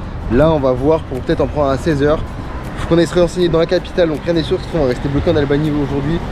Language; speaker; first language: French; native; French